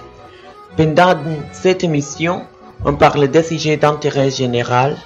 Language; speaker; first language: French; non-native, learner; Spanish